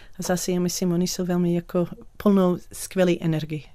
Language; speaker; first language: Czech; non-native, learner; English